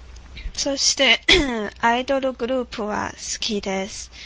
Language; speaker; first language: Japanese; non-native, learner; English